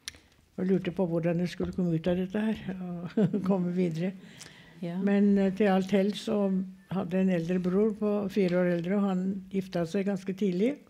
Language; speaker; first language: Norwegian; native; Norwegian